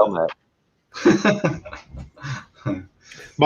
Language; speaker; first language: English; native; English